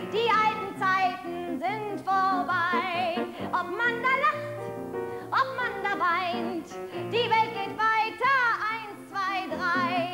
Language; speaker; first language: German; native; German